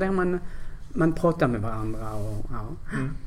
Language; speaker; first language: Swedish; non-native, fluent; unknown